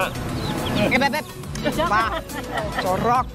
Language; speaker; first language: Indonesian; non-native, learner; German